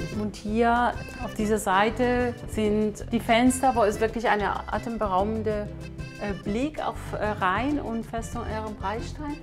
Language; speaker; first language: German; non-native, fluent; Spanish